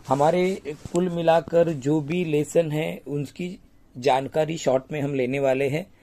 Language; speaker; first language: Hindi; non-native, local second language; Marathi